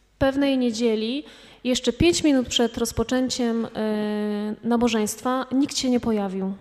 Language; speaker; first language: Polish; native; Polish